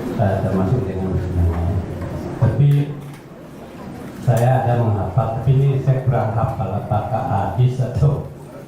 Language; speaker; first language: Indonesian; native; Indonesian